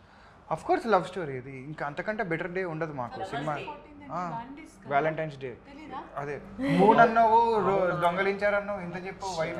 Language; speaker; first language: Telugu; native; Telugu